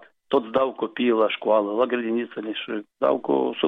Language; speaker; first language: Romanian; non-native, local second language; Gagauz